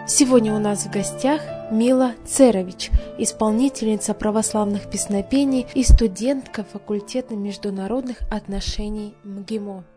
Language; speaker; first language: Russian; native; Russian